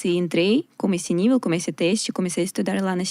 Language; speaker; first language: Portuguese; non-native, learner; Russian